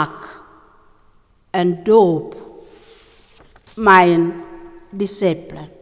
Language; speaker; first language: Dutch; non-native, learner; Indonesian